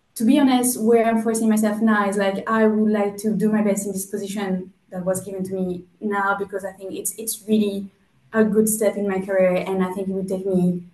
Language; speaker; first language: English; non-native, fluent; French